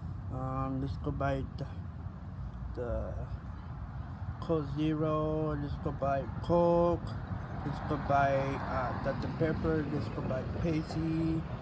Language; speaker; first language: English; non-native, learner; Spanish